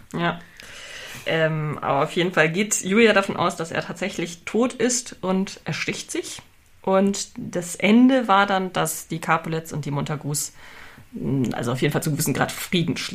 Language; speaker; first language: German; native; German